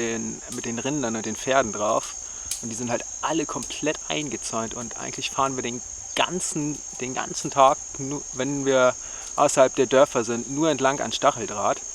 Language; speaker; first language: German; native; German